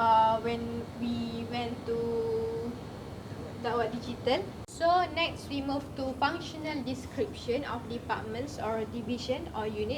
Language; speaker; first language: English; non-native, learner; Malay